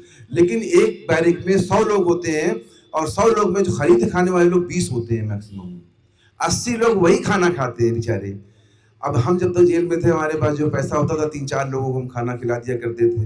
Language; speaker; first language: Hindi; native; Hindi